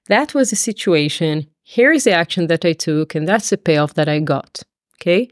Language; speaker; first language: English; non-native, fluent; Hebrew